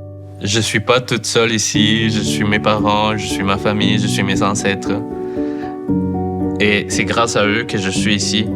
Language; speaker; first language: French; non-native, fluent; Spanish